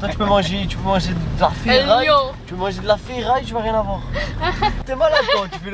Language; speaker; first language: French; native; French